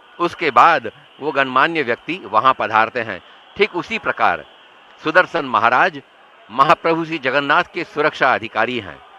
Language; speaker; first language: Hindi; non-native, local second language; Odia